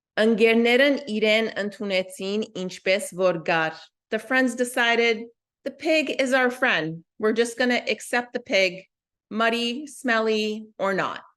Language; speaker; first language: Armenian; early bilingual, heritage; Armenian